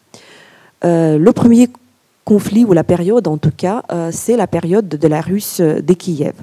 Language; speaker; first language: French; non-native, fluent; Ukrainian